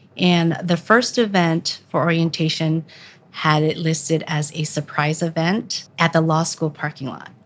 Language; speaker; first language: English; early bilingual, other home language; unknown